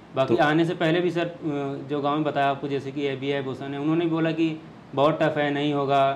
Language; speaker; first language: Hindi; native; Hindi